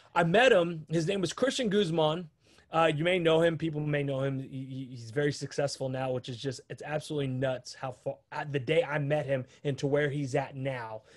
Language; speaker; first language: English; native; English